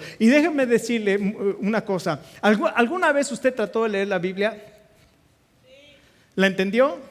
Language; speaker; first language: Spanish; native; Spanish